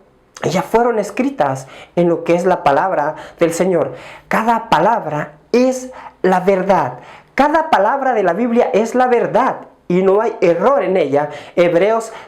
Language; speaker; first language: Spanish; native; Spanish